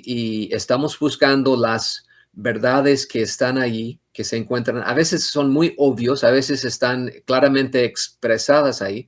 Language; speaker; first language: Spanish; non-native, fluent; English